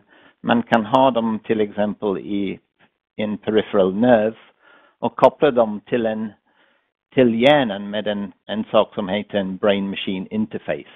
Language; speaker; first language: Swedish; non-native, fluent; English